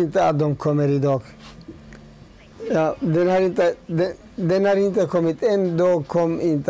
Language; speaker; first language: Swedish; non-native, learner; Turoyo